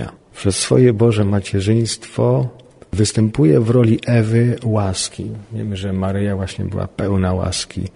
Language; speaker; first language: Polish; native; Polish